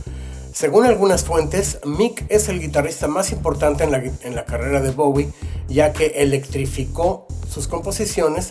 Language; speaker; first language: Spanish; native; Spanish